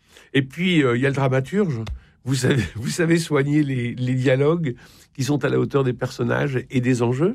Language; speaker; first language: French; native; French